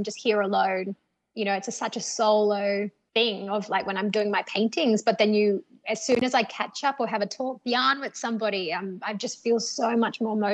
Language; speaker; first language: English; native; English